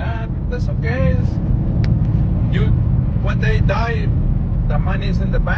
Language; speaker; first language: English; non-native, learner; Spanish